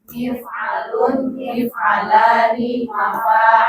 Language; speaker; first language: Arabic; non-native, learner; Indonesian